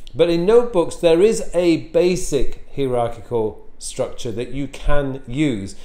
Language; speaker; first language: English; native; English